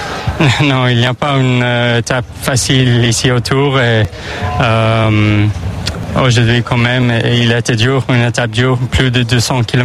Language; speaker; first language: French; non-native, learner; English